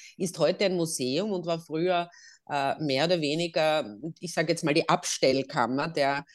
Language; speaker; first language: German; native; German